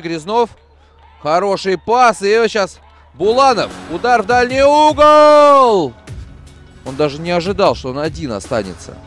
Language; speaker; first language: Russian; native; Russian